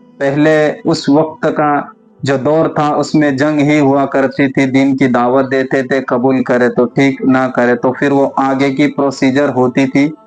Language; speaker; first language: Urdu; native; Urdu